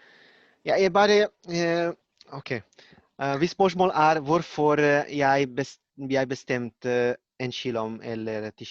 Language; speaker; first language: Norwegian; non-native, learner; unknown